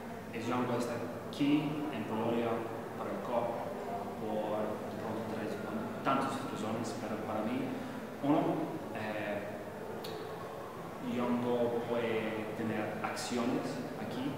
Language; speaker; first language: Portuguese; non-native, learner; Spanish